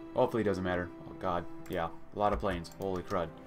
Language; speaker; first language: English; native; English